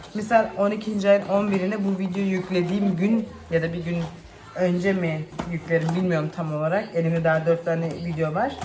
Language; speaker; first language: Turkish; early bilingual, heritage; Turkish